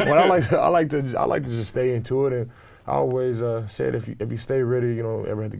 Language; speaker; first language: English; native; English